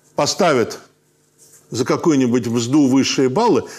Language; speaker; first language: Russian; native; Russian